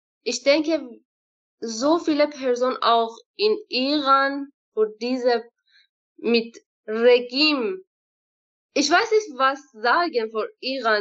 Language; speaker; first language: German; non-native, learner; Persian